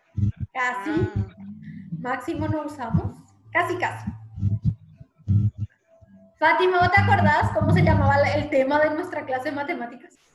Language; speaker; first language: Spanish; native; Spanish